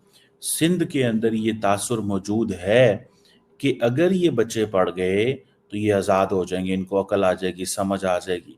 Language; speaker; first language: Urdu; non-native, local second language; Punjabi